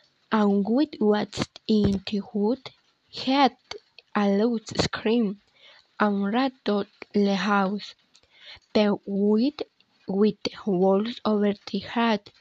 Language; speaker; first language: English; non-native, learner; Spanish